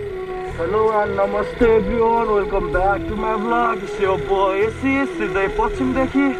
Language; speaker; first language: Hindi; non-native, learner; Nepali